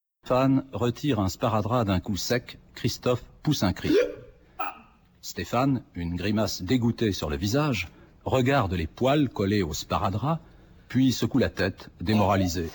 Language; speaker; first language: French; native; French